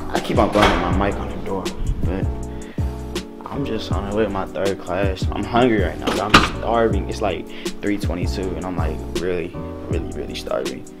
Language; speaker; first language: English; native; English